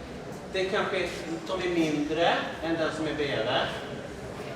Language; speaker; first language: Swedish; native; Swedish